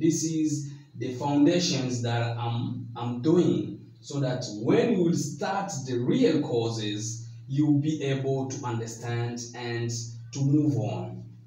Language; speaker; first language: English; non-native, fluent; Swahili